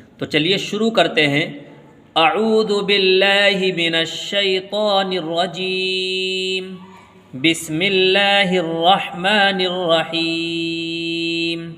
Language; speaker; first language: Urdu; native; Urdu